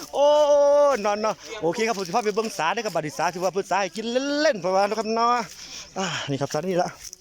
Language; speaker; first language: Thai; native; Thai